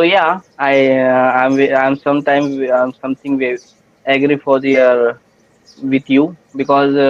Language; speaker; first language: English; non-native, learner; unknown